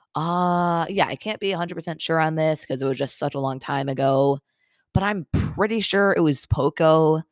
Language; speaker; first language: English; native; English